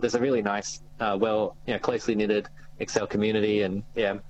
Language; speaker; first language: English; native; English